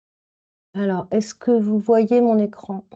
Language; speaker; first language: French; native; French